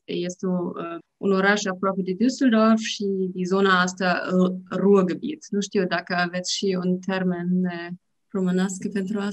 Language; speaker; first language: Romanian; non-native, learner; German